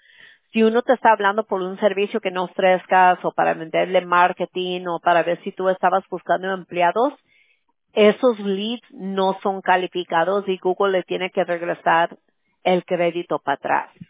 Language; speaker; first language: Spanish; early bilingual, other home language; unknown